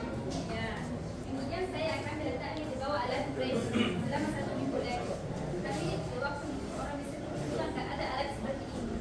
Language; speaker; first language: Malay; non-native, fluent; Arabic